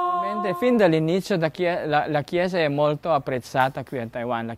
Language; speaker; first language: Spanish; non-native, learner; Filipino